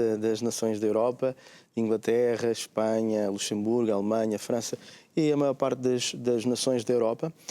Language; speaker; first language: Portuguese; native; Portuguese